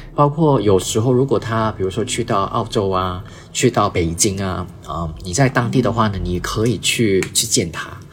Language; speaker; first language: Chinese; early bilingual, heritage; Chinese